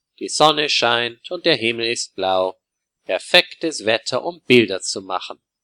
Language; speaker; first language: German; native; German